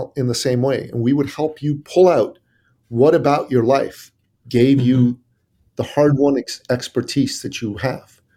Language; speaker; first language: English; early bilingual, other home language; Persian